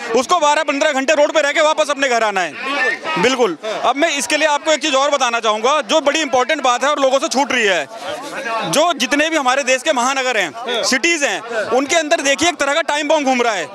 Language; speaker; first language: Hindi; native; Hindi